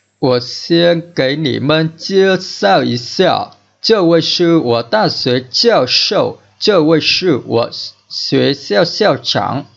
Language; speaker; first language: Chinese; non-native, fluent; Vietnamese